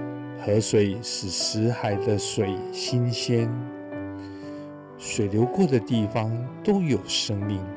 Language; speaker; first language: Chinese; native; Chinese